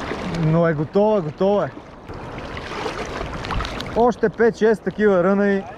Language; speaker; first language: Bulgarian; native; Bulgarian